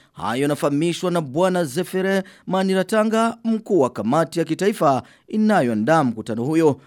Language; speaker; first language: Swahili; non-native, local second language; Rundi